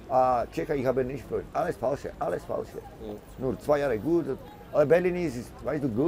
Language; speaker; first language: German; non-native, learner; Czech